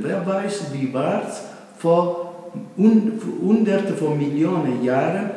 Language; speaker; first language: German; non-native, learner; Italian